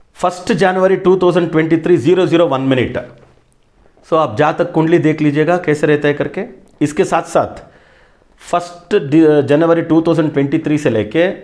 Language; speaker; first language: Hindi; non-native, local second language; Kannada